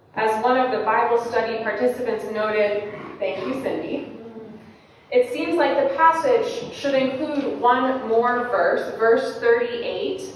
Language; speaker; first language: English; native; English